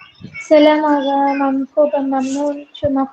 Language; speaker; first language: Persian; non-native, learner; Urdu